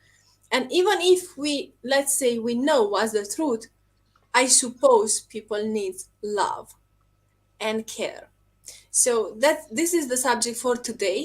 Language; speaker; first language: English; non-native, fluent; Romanian